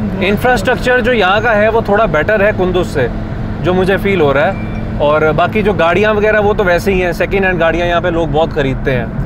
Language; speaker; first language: Hindi; native; Hindi